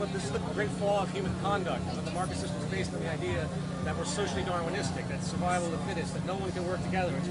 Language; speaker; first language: English; native; English